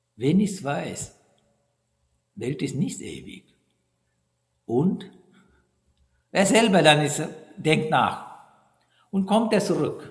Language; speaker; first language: German; non-native, fluent; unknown